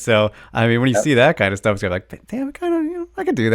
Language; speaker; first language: English; native; English